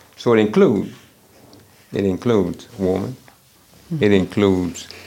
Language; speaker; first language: English; native; English